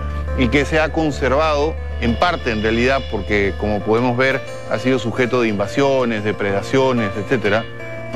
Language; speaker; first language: Spanish; native; Spanish